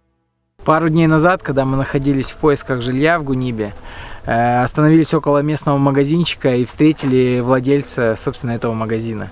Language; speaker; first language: Russian; native; Russian